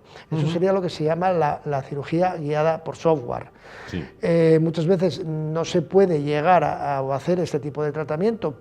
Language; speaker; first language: Spanish; native; Spanish